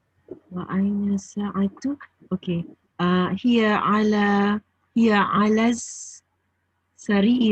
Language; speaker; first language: Arabic; non-native, learner; Malay